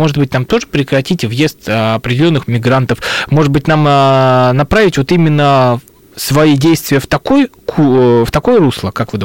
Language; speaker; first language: Russian; native; Russian